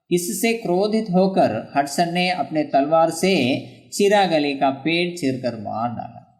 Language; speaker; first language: Hindi; non-native, local second language; Malayalam